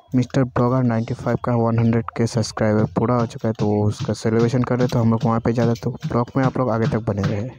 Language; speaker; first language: Hindi; native; Hindi